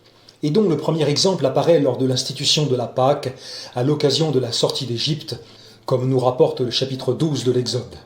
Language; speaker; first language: French; native; French